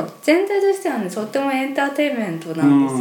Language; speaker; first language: Japanese; native; Japanese